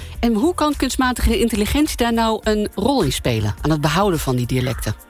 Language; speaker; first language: Dutch; native; Dutch